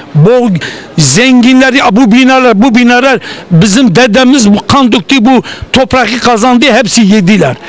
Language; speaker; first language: Turkish; non-native, local second language; Kurdish